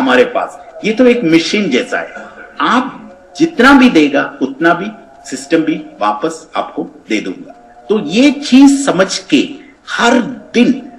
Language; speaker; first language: Hindi; non-native, fluent; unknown